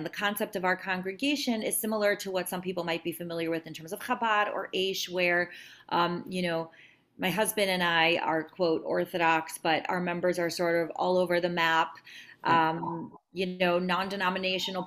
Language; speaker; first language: English; native; English